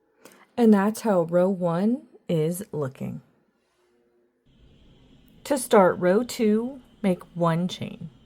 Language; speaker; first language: English; native; English